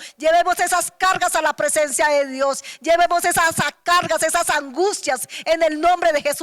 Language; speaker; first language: Spanish; native; Spanish